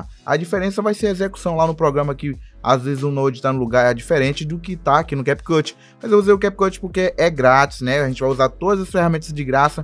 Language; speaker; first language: Portuguese; native; Portuguese